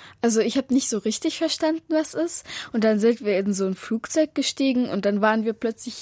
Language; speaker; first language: German; early bilingual, other home language; Ukrainian